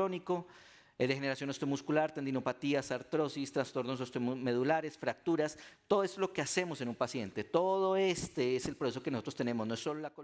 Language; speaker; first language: Spanish; native; Spanish